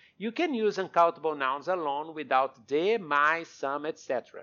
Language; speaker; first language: English; non-native, fluent; Portuguese